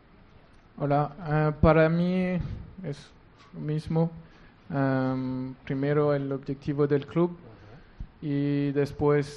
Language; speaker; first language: Spanish; non-native, learner; French